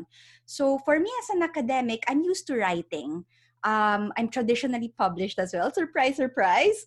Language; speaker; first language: English; non-native, local second language; Filipino